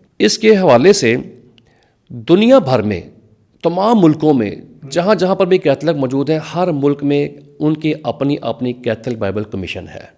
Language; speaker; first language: Urdu; non-native, local second language; Punjabi